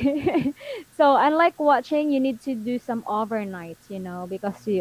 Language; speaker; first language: English; non-native, local second language; Filipino